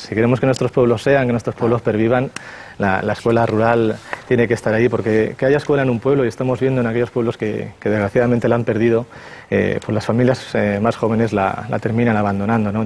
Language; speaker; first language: Spanish; native; Spanish